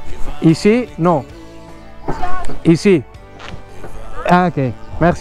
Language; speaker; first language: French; non-native, learner; Spanish